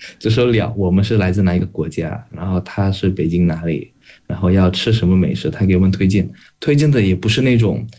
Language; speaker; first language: Chinese; non-native, fluent; Indonesian